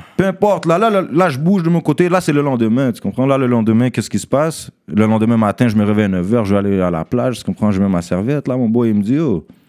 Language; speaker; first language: French; early bilingual, other home language; Russian